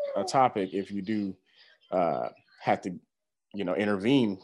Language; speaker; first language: English; native; English